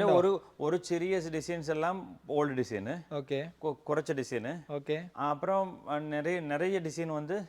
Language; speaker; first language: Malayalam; non-native, local second language; Tamil